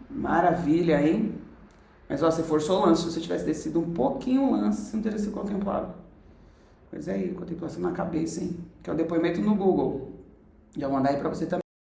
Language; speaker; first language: Portuguese; native; Portuguese